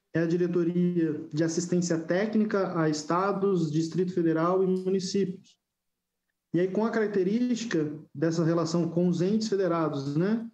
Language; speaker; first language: Portuguese; native; Portuguese